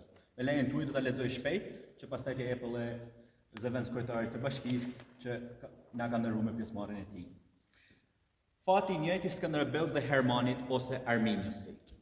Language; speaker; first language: Albanian; native; Albanian